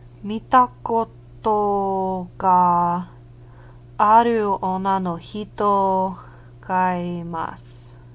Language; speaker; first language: Japanese; non-native, learner; English